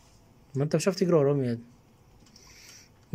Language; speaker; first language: Arabic; native; Arabic